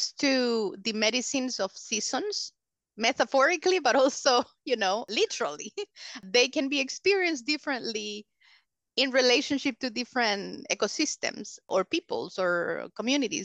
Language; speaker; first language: English; non-native, fluent; Spanish